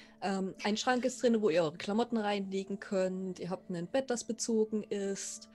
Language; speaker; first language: German; native; German